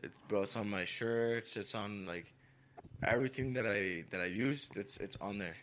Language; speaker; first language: English; early bilingual, other home language; Spanish